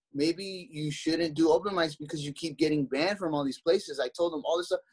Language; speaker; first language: English; native; English